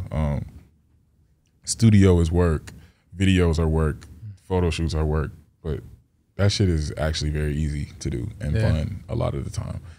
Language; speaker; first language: English; native; English